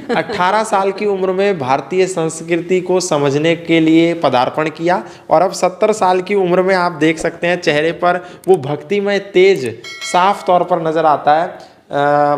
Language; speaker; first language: Hindi; native; Hindi